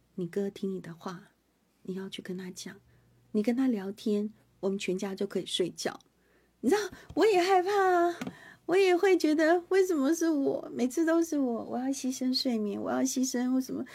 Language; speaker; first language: Chinese; non-native, local second language; Hakka Chinese